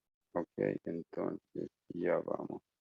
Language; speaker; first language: Spanish; non-native, fluent; English